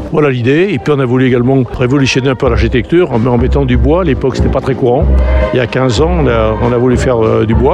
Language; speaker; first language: French; native; French